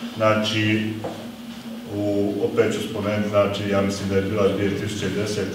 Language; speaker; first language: Bosnian; native; Bosnian